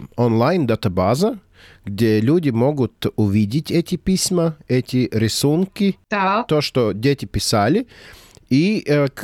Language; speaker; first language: Russian; non-native, fluent; Latvian